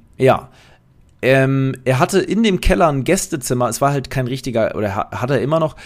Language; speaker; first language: German; non-native, fluent; Polish